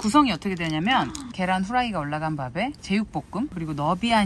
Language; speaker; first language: Korean; native; Korean